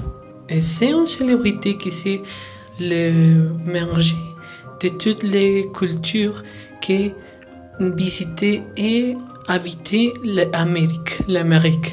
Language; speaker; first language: French; non-native, learner; Spanish